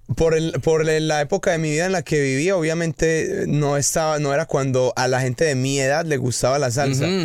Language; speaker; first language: Spanish; native; Spanish